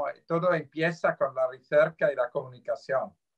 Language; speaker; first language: Spanish; non-native, fluent; Swiss German